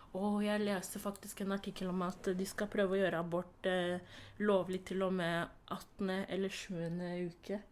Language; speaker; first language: Norwegian; early bilingual, other home language; Swahili